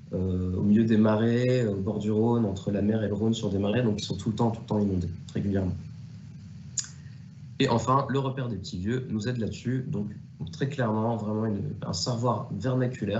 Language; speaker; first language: French; native; French